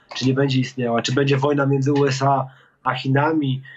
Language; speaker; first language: Polish; native; Polish